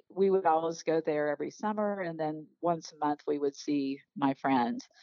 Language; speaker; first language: English; native; English